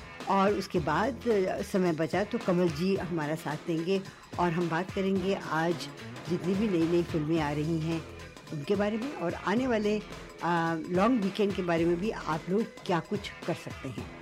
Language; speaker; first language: Hindi; early bilingual, other home language; Punjabi